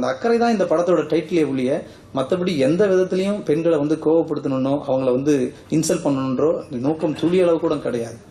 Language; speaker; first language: Tamil; native; Tamil